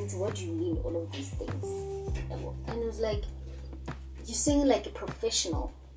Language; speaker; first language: English; non-native, local second language; Zulu